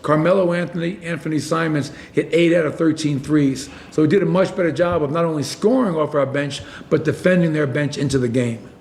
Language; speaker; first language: English; native; English